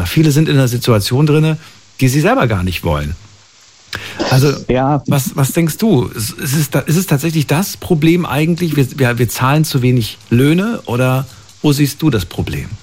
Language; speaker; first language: German; native; German